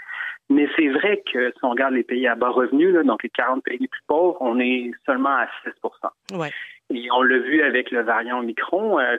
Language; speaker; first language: French; native; French